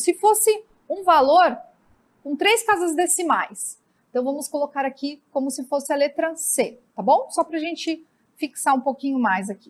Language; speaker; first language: Portuguese; native; Portuguese